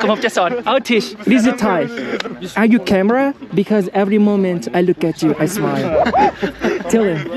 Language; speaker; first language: English; non-native, learner; Thai